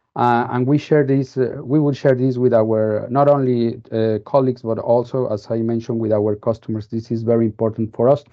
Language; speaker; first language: English; non-native, fluent; Spanish